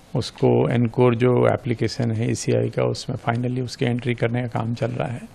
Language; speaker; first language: Hindi; native; Hindi